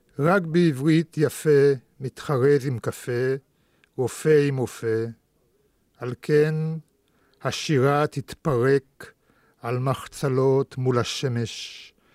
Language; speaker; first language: Hebrew; early bilingual, other home language; Russian